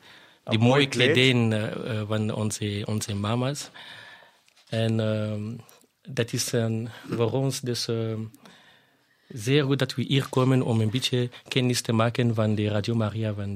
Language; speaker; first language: Dutch; non-native, fluent; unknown